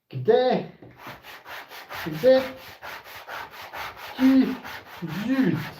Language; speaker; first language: Russian; non-native, learner; Slovenian